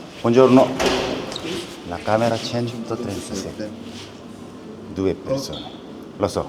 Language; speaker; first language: Italian; non-native, learner; Korean